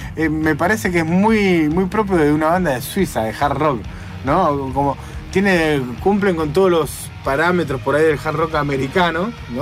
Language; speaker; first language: Spanish; native; Spanish